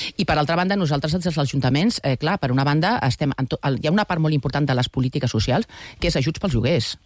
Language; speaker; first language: Catalan; native; Catalan